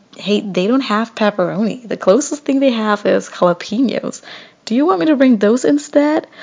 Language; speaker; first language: English; non-native, fluent; German